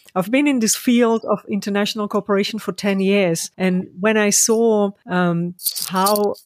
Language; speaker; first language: English; non-native, fluent; Ukrainian